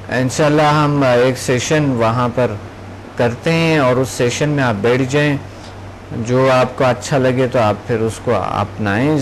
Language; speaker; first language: Urdu; non-native, local second language; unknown